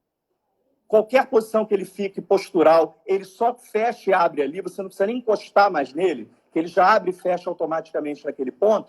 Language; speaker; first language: Portuguese; native; Portuguese